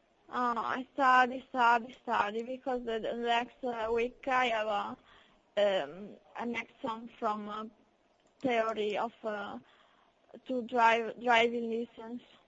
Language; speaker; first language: English; non-native, learner; Italian